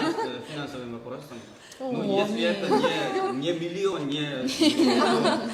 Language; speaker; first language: Russian; non-native, fluent; Korean